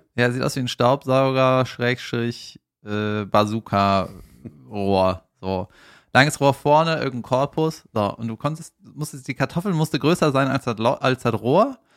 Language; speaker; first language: German; native; German